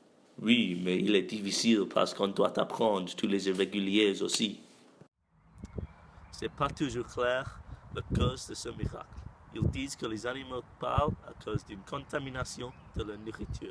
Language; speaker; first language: French; non-native, learner; English